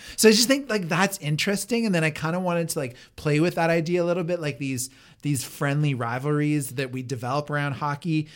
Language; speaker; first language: English; native; English